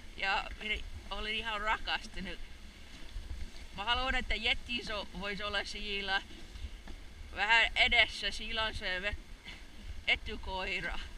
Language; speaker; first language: Finnish; non-native, learner; English